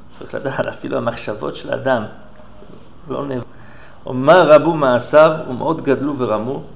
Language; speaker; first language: Hebrew; non-native, fluent; English